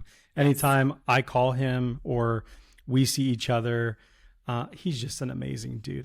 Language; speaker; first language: English; native; English